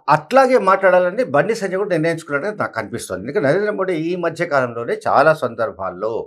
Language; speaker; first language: Telugu; native; Telugu